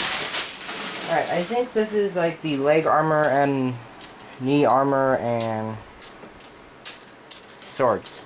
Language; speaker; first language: English; native; English